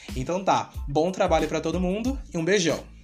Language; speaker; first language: Portuguese; native; Portuguese